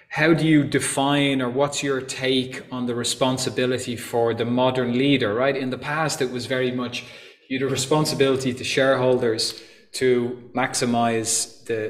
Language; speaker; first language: English; native; English